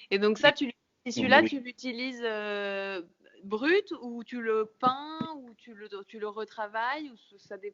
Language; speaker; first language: French; native; French